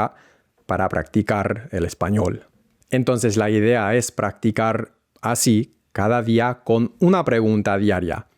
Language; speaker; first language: Spanish; non-native, fluent; English